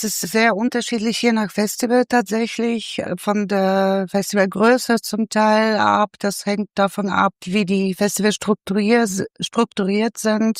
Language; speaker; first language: German; non-native, fluent; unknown